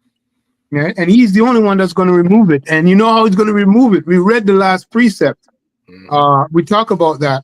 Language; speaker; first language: English; native; English